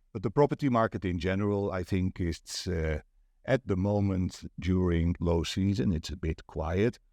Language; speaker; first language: English; non-native, fluent; Dutch